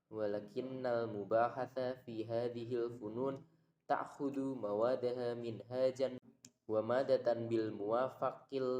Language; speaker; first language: Arabic; non-native, learner; Indonesian